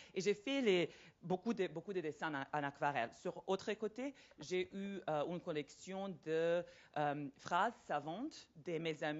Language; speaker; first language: French; non-native, fluent; Serbian